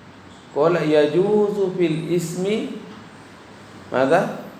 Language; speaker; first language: Arabic; non-native, fluent; Indonesian